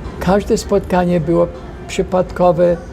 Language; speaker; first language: Polish; non-native, fluent; English